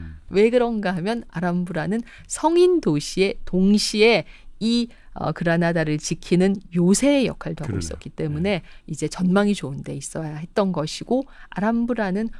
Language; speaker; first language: Korean; native; Korean